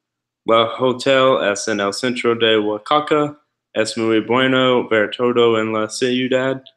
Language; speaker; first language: Spanish; non-native, learner; English